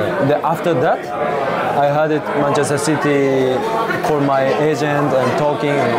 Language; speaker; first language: English; non-native, learner; Japanese